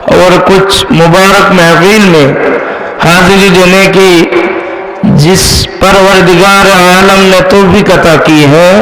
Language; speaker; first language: Urdu; non-native, local second language; Sylheti